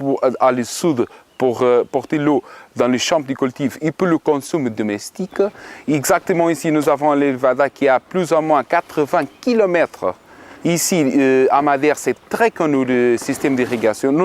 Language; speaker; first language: French; non-native, fluent; Portuguese